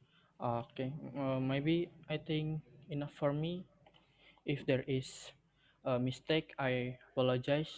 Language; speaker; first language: English; non-native, learner; Indonesian